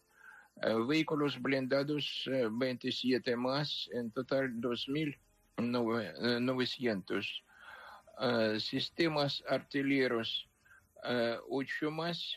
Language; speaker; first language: Spanish; non-native, fluent; Ukrainian